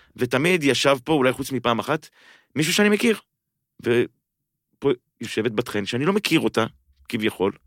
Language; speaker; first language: Hebrew; native; Hebrew